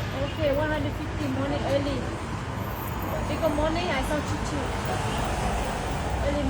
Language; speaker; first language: English; non-native, learner; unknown